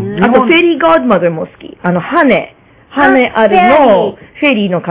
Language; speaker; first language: Japanese; non-native, learner; English